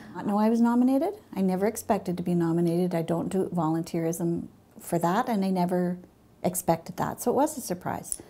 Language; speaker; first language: English; native; English